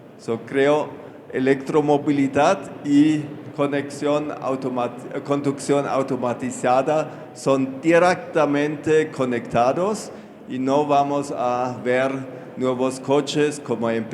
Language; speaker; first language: Spanish; non-native, fluent; German